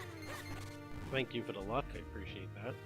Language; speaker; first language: English; native; English